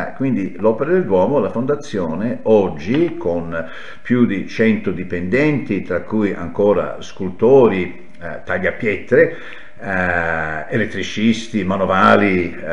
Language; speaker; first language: Italian; non-native, fluent; English